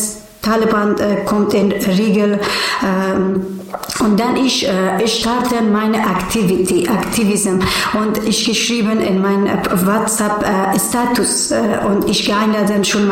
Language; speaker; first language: German; non-native, learner; Persian